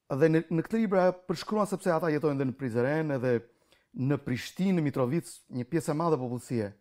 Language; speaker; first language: Albanian; non-native, local second language; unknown